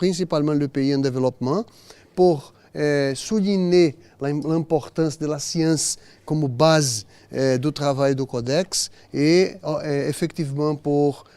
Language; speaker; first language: French; non-native, learner; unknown